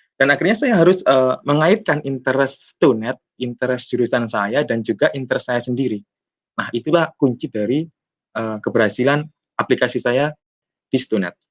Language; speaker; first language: Indonesian; native; Indonesian